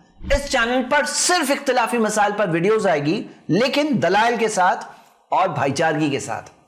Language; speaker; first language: Urdu; native; Urdu